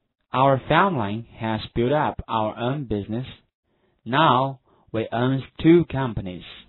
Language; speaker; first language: English; non-native, fluent; Chinese